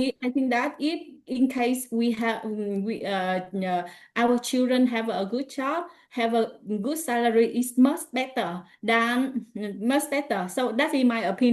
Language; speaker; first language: English; non-native, learner; Vietnamese